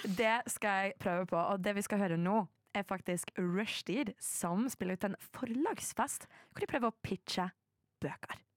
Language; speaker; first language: Norwegian; early bilingual, other home language; Polish